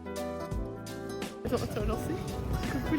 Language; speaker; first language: French; native; French